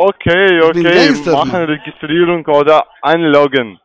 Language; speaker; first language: German; non-native, learner; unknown